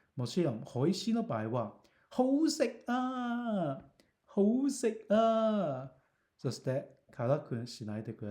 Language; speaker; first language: Japanese; non-native, fluent; Cantonese